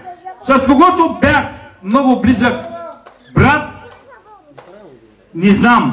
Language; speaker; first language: Bulgarian; non-native, local second language; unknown